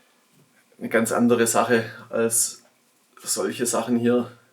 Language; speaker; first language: German; native; German